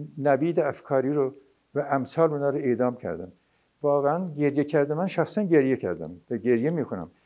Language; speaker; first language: Persian; non-native, local second language; Azerbaijani